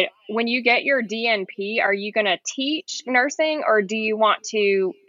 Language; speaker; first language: English; native; English